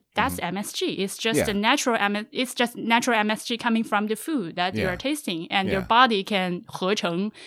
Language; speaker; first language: English; non-native, fluent; Chinese